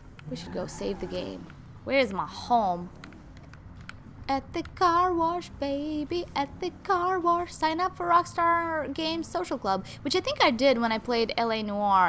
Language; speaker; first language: English; non-native, fluent; Russian